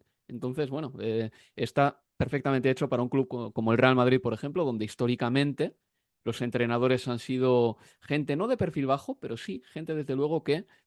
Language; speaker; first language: Spanish; native; Spanish